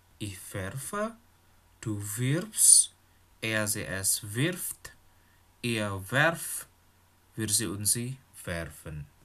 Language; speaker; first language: German; non-native, fluent; Indonesian